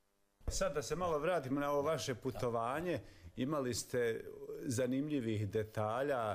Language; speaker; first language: Serbian; native; Serbian